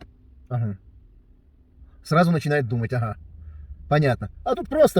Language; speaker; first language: Russian; native; Russian